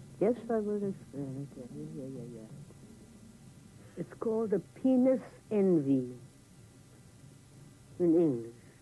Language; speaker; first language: English; non-native, fluent; German